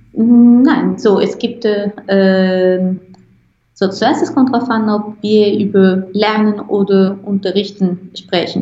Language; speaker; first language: German; non-native, fluent; Italian